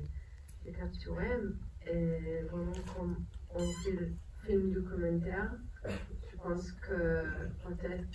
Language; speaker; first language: French; non-native, fluent; Hebrew